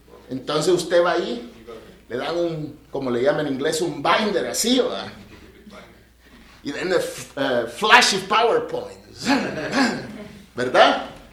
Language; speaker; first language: Spanish; native; Spanish